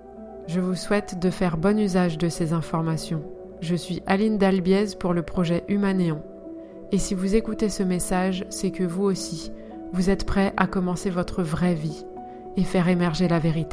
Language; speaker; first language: French; native; French